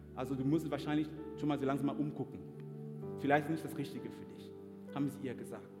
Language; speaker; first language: German; non-native, fluent; French